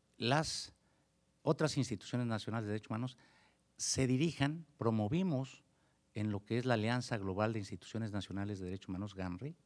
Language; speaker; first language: Spanish; native; Spanish